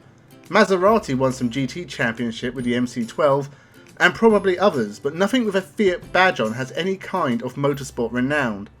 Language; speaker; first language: English; native; English